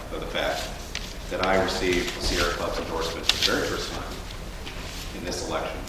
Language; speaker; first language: English; native; English